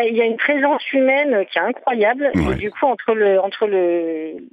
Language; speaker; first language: French; native; French